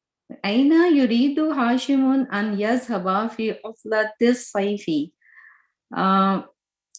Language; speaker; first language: Arabic; non-native, learner; Hindi